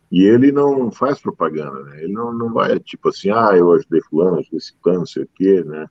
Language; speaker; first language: Portuguese; native; Portuguese